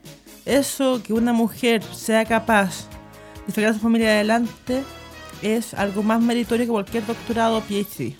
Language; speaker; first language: Spanish; native; Spanish